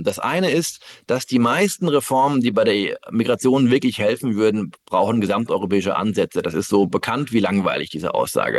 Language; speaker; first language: German; native; German